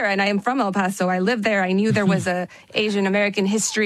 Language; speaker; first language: English; native; English